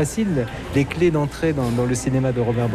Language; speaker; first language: French; native; French